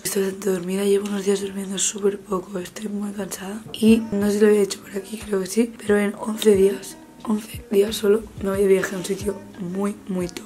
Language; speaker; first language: Spanish; native; Spanish